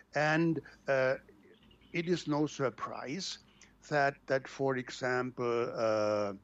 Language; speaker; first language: English; non-native, fluent; German